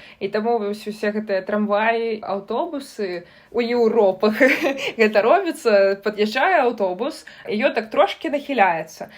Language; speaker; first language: Belarusian; non-native, local second language; Russian